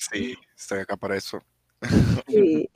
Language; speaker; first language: Spanish; non-native, fluent; Portuguese